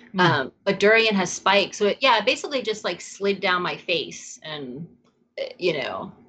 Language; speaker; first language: English; native; English